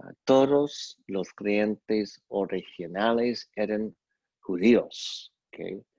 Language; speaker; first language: Spanish; non-native, fluent; English